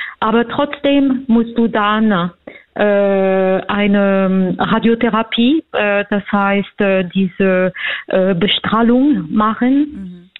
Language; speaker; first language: German; non-native, fluent; French